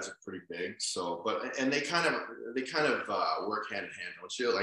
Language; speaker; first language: English; native; English